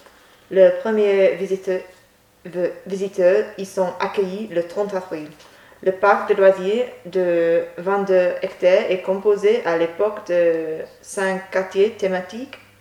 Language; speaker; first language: French; non-native, learner; English